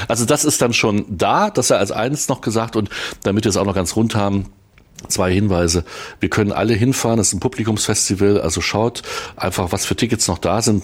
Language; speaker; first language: German; native; German